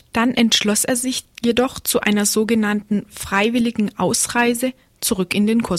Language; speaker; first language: German; native; German